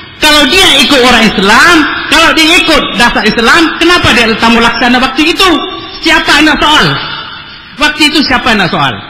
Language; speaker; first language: Malay; non-native, local second language; Tamil